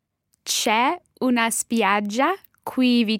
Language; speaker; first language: Italian; non-native, learner; English